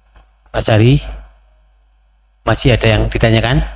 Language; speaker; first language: Indonesian; native; Indonesian